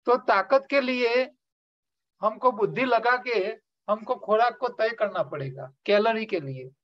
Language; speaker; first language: Hindi; non-native, local second language; Gujarati